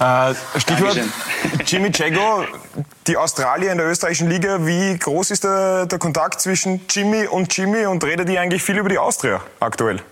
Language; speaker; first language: German; native; German